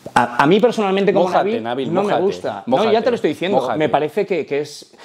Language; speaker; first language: Spanish; non-native, fluent; Arabic